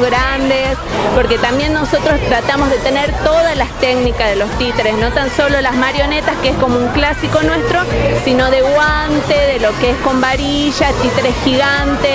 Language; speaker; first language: Spanish; native; Spanish